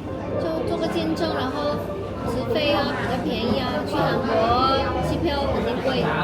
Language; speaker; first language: Chinese; non-native, fluent; Vietnamese